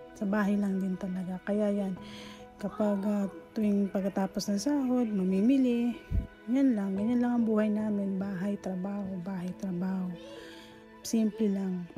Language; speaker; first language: Filipino; native; Filipino